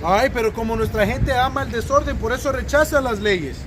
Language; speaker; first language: Spanish; early bilingual, other home language; English